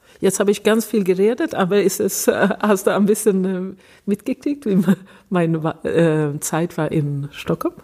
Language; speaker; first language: German; non-native, fluent; Swedish